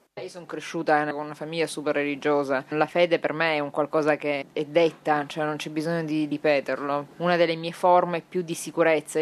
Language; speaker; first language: Italian; native; Italian